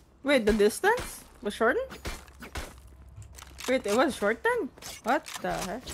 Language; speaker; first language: English; non-native, local second language; Filipino